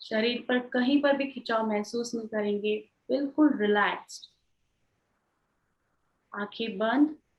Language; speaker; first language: Hindi; native; Hindi